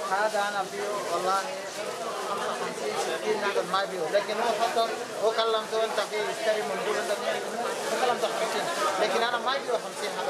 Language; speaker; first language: Arabic; non-native, learner; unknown